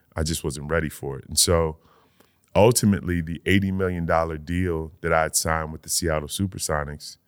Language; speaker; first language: English; native; English